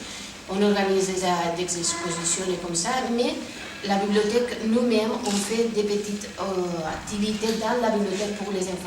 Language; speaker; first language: French; non-native, fluent; Spanish